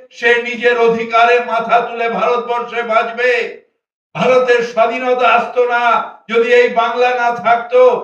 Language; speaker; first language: Bangla; native; Bangla